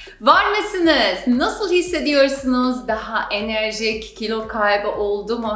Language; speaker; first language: Turkish; non-native, fluent; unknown